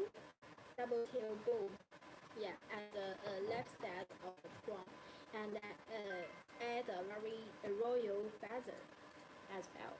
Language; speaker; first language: English; non-native, learner; Chinese